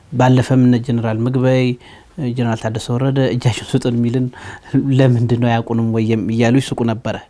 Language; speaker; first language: Amharic; non-native, local second language; Tigrinya